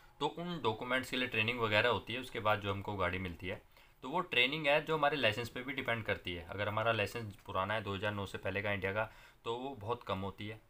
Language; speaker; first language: Hindi; non-native, local second language; Punjabi